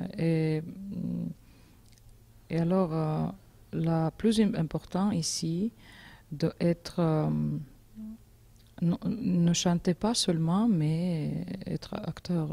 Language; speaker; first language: French; non-native, learner; Georgian